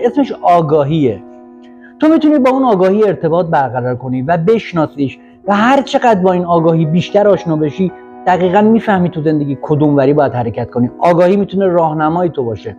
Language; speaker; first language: Persian; native; Persian